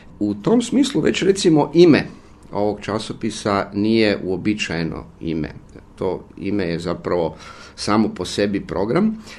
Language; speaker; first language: Croatian; native; Croatian